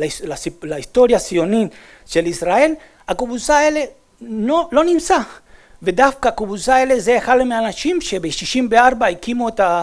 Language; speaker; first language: Hebrew; non-native, fluent; Spanish